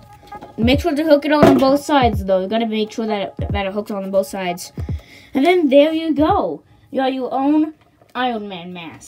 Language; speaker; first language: English; native; English